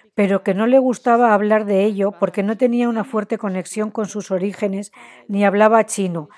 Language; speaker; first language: Spanish; non-native, fluent; Chinese